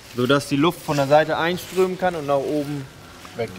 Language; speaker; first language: German; native; German